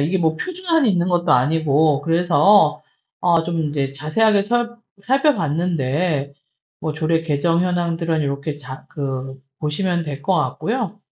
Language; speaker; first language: Korean; native; Korean